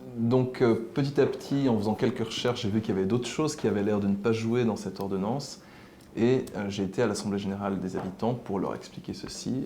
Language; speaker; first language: French; native; French